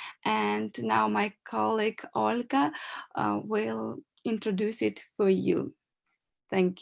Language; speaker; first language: English; non-native, learner; Ukrainian